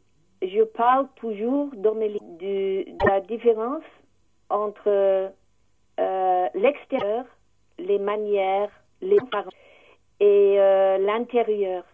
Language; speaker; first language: French; non-native, learner; English